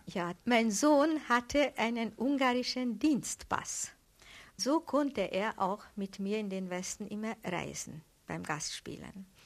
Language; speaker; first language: German; non-native, fluent; Hungarian